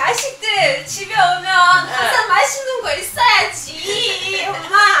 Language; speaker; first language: Korean; non-native, fluent; Russian